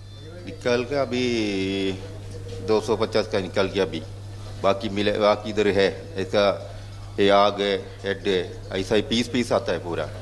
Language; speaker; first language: Hindi; non-native, local second language; Malayalam